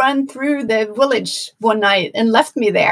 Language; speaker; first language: English; non-native, fluent; Norwegian